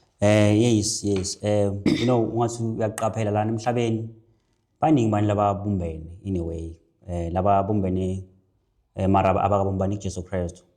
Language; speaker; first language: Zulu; non-native, local second language; Swati